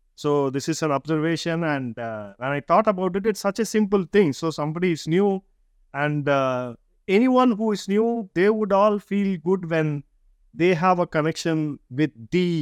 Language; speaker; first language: English; non-native, local second language; Tamil